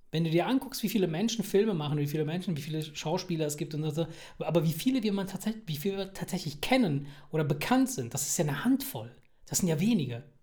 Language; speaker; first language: German; early bilingual, other home language; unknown